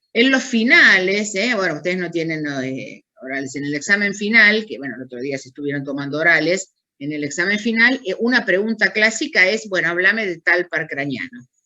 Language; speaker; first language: Spanish; native; Spanish